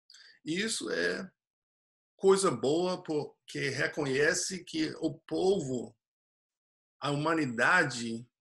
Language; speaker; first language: Portuguese; non-native, fluent; English